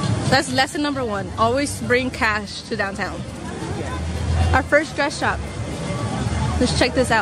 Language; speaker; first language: English; early bilingual, other home language; Spanish